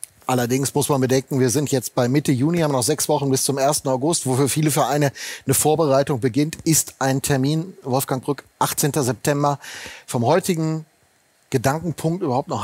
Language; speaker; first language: German; native; German